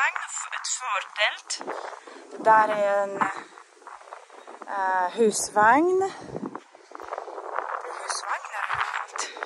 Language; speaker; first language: Swedish; non-native, fluent; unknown